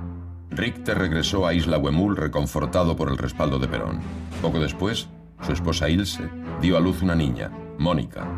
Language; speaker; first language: Spanish; native; Spanish